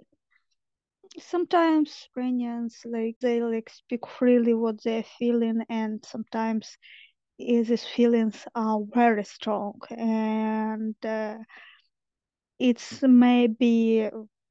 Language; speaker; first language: English; non-native, fluent; Ukrainian